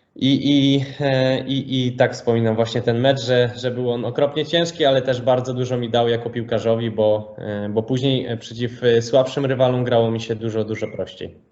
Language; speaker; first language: Polish; native; Polish